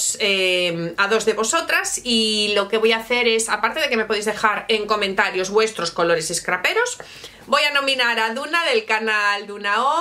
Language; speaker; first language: Spanish; native; Spanish